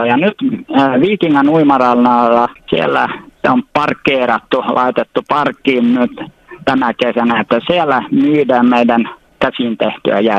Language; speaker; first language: Finnish; non-native, local second language; Swedish